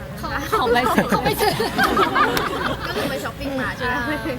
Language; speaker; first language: Thai; native; Thai